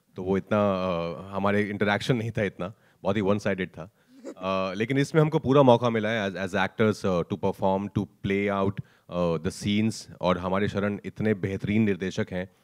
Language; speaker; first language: Hindi; native; Hindi